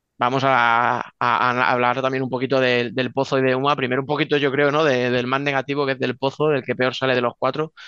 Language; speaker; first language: Spanish; native; Spanish